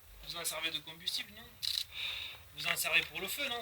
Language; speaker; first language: French; native; French